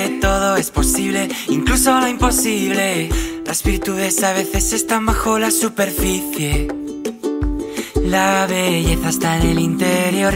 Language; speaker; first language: Spanish; native; Spanish